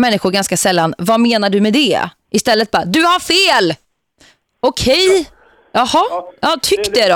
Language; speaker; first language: Swedish; native; Swedish